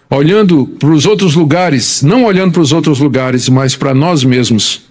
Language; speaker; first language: Portuguese; native; Portuguese